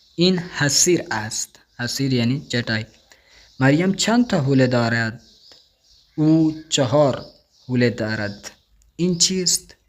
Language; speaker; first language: Persian; non-native, fluent; Urdu